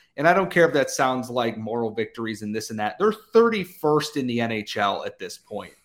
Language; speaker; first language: English; native; English